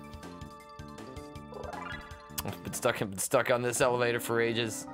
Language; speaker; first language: English; native; English